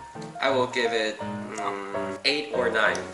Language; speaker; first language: English; non-native, fluent; Chinese